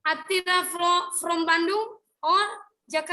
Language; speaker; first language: English; non-native, learner; Indonesian